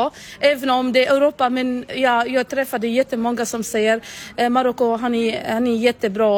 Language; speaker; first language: Swedish; non-native, learner; Arabic